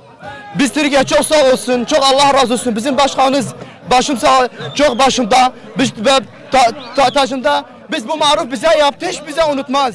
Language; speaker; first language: Turkish; non-native, learner; Arabic